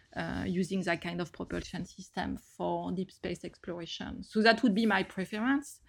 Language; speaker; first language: English; non-native, fluent; French